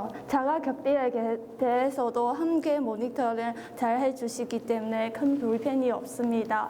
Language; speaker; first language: Korean; non-native, fluent; Chinese